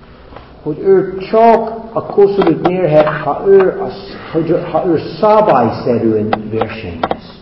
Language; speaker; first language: Hungarian; non-native, fluent; English